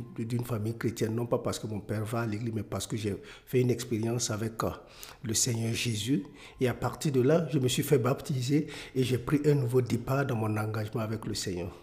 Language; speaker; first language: French; non-native, local second language; Mossi